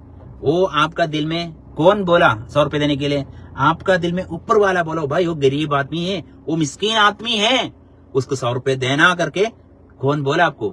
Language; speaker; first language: Hindi; non-native, local second language; Malayalam